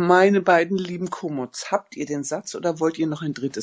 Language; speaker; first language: German; native; German